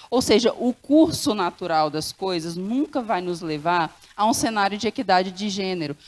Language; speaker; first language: Portuguese; non-native, local second language; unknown